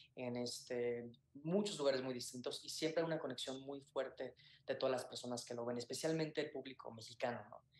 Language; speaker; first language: Spanish; native; Spanish